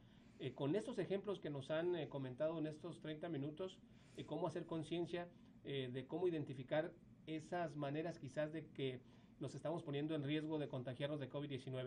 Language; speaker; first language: Spanish; native; Spanish